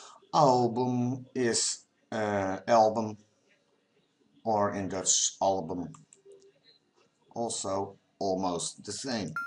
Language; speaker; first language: English; non-native, fluent; Dutch